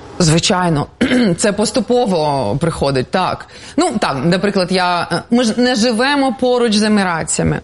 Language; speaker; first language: Ukrainian; non-native, local second language; Russian